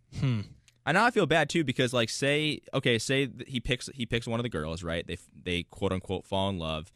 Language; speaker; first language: English; native; English